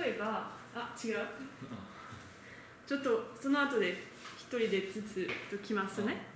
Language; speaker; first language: Japanese; non-native, learner; French